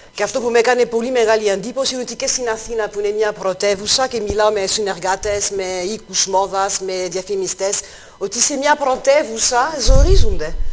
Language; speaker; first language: Greek; non-native, fluent; French